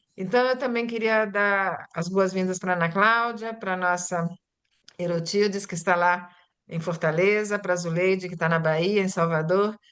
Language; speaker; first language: Portuguese; early bilingual, other home language; Italian